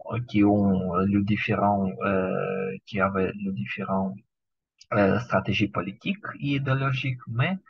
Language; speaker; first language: French; non-native, learner; Ukrainian